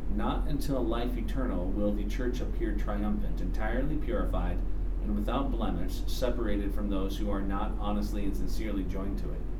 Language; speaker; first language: English; native; English